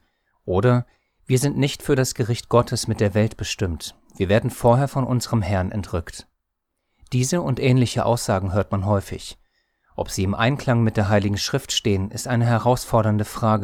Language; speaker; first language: German; native; German